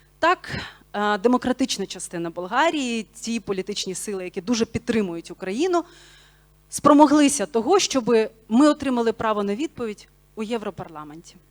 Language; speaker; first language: Ukrainian; non-native, local second language; Bulgarian